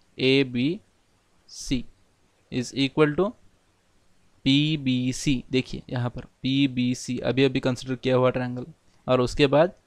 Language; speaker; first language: Hindi; non-native, local second language; Marathi